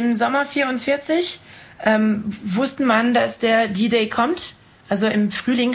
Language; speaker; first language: German; non-native, fluent; French